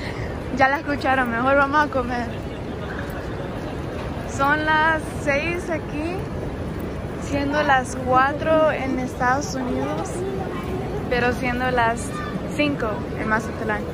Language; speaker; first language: Spanish; early bilingual, heritage; Spanish